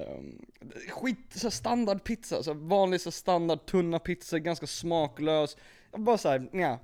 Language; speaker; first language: Swedish; early bilingual, other home language; Kurdish